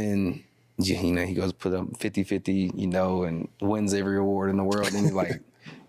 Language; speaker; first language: English; native; English